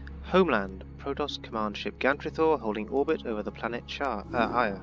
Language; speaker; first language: English; native; English